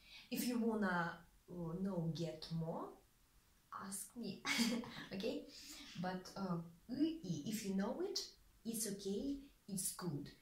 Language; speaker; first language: English; non-native, fluent; Russian